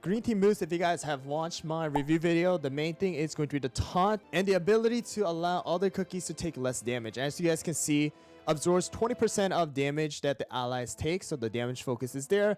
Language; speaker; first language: English; native; English